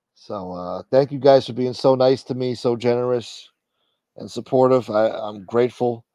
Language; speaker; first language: English; native; English